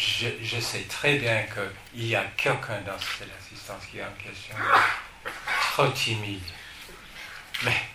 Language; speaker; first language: French; non-native, fluent; English